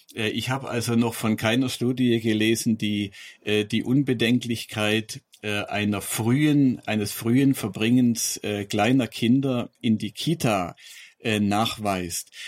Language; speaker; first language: German; native; German